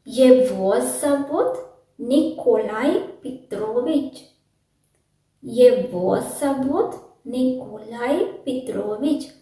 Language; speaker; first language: Russian; non-native, learner; Sinhala